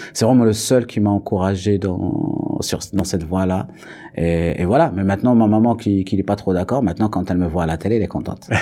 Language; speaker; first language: French; non-native, local second language; Arabic